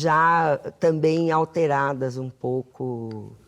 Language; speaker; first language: Portuguese; native; Portuguese